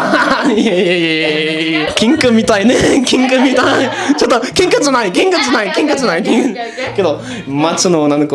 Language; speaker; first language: Japanese; non-native, learner; French